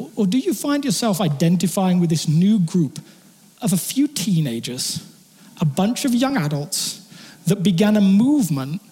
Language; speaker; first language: English; native; English